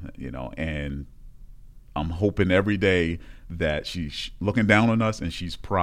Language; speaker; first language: English; native; English